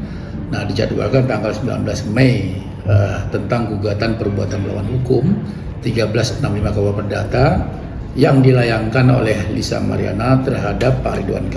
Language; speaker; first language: Indonesian; native; Indonesian